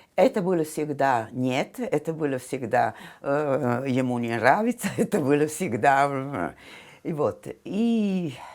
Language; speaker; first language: Russian; non-native, fluent; Italian